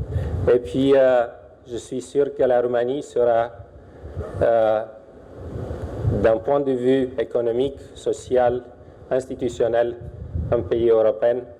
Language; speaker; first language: French; non-native, fluent; Romanian